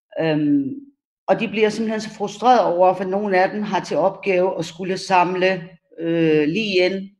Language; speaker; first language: Danish; early bilingual, other home language; Persian